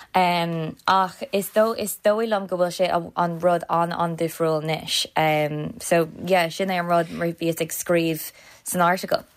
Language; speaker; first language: Irish; non-native, local second language; English